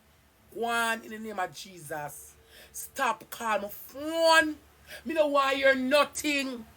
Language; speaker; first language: English; non-native, local second language; Jamaican Creole English